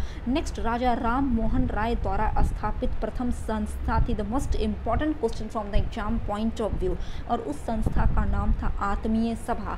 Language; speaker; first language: Hindi; native; Hindi